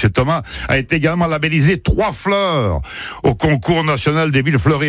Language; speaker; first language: French; native; French